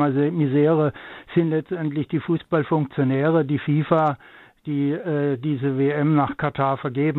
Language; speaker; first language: German; native; German